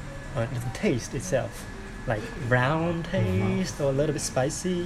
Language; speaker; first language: English; non-native, learner; Japanese